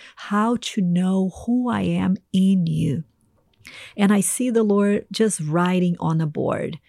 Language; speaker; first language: English; non-native, fluent; Portuguese